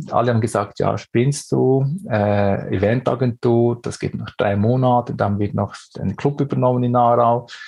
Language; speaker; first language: German; early bilingual, other home language; Greek